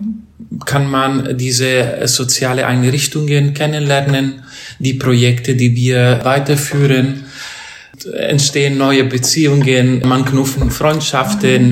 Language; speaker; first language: German; non-native, fluent; Italian